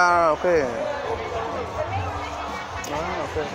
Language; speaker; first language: English; non-native, learner; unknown